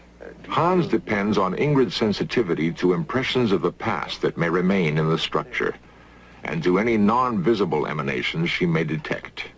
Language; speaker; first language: English; native; English